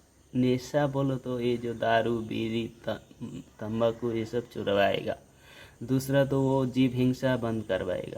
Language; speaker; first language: Hindi; non-native, local second language; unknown